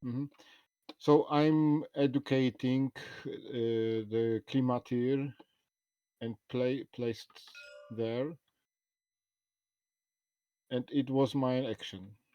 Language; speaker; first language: English; non-native, learner; Polish